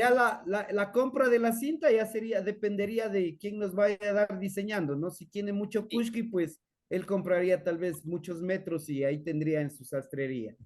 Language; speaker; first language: Spanish; native; Spanish